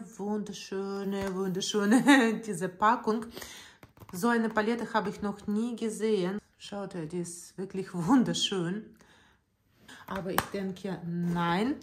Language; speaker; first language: German; non-native, learner; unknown